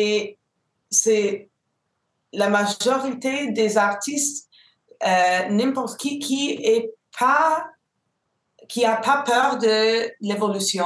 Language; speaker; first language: French; non-native, local second language; English